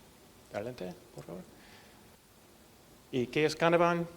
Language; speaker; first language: Spanish; non-native, learner; English